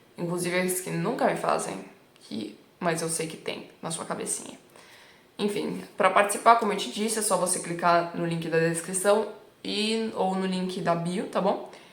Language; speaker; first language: Portuguese; early bilingual, other home language; Italian